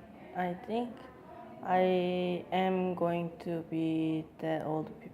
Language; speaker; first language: English; non-native, learner; Korean